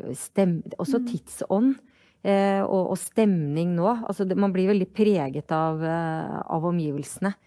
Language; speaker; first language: Norwegian; native; Norwegian